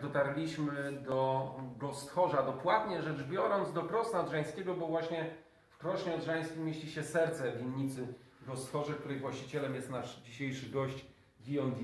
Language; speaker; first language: Polish; native; Polish